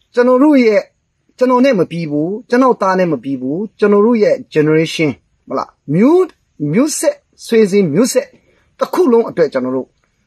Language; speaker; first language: Burmese; non-native, local second language; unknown